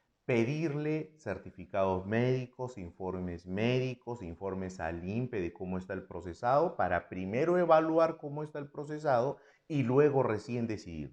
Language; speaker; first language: Spanish; native; Spanish